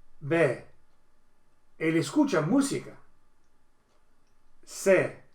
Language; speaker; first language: Spanish; non-native, fluent; English